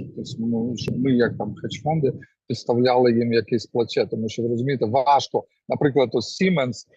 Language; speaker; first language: Ukrainian; non-native, local second language; Russian